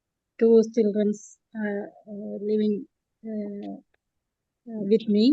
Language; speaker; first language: English; non-native, learner; Tamil